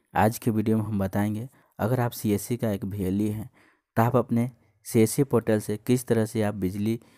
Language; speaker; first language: Hindi; native; Hindi